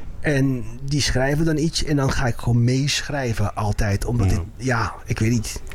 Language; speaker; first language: Dutch; early bilingual, other home language; Papiamento